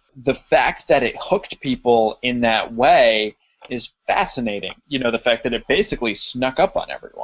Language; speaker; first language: English; native; English